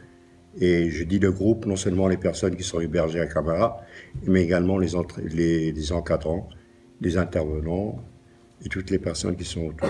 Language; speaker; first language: French; native; French